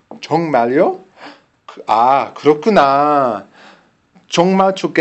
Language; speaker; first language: Korean; non-native, learner; English